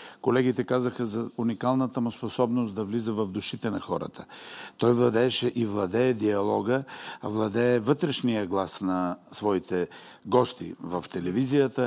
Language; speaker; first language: Bulgarian; native; Bulgarian